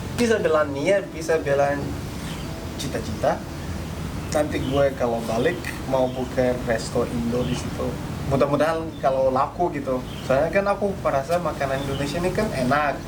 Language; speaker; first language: Indonesian; non-native, fluent; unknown